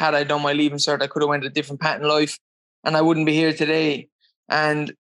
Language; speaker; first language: English; native; English